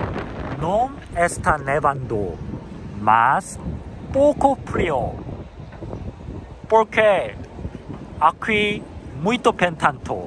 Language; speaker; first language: Portuguese; non-native, learner; Korean